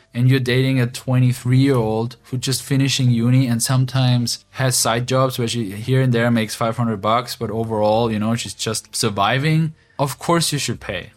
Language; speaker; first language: English; non-native, fluent; German